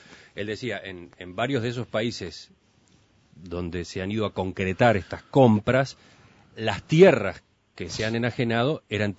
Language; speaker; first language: Spanish; native; Spanish